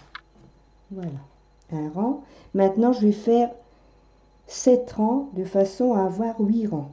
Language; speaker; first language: French; native; French